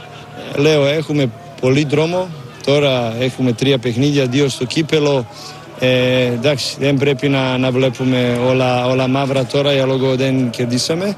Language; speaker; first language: Greek; non-native, learner; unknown